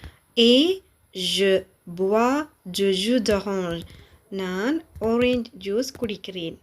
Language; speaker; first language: French; non-native, fluent; Tamil